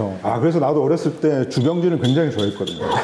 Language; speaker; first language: Korean; native; Korean